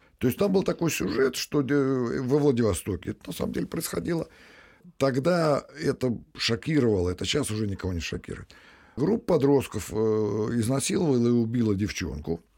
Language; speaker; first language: Russian; native; Russian